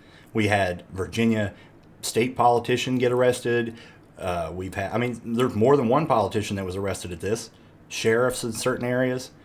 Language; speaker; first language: English; native; English